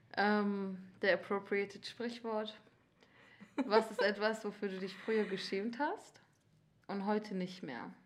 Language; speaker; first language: German; early bilingual, other home language; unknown